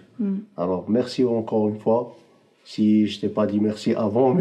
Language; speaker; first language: French; non-native, fluent; Arabic